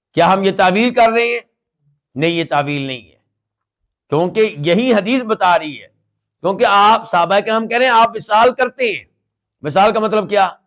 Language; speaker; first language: Urdu; non-native, local second language; Punjabi